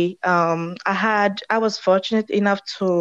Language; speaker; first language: English; non-native, fluent; French